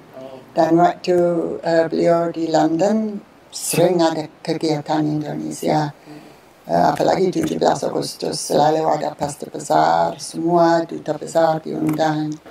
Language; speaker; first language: Indonesian; non-native, fluent; English